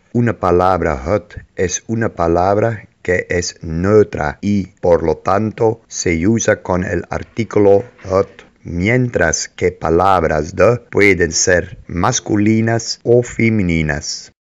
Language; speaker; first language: Spanish; non-native, fluent; Dutch